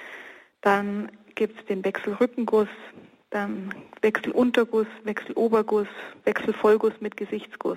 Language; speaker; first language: German; native; German